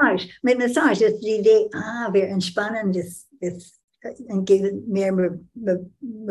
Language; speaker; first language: German; non-native, learner; English